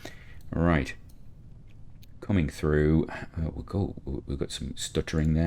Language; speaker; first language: English; native; English